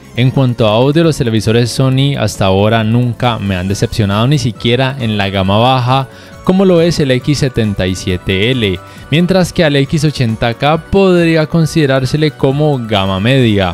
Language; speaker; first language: Spanish; native; Spanish